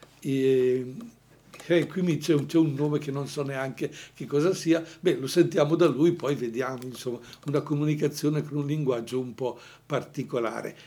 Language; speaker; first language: Italian; native; Italian